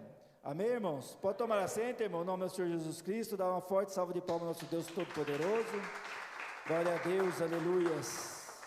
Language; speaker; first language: Portuguese; native; Portuguese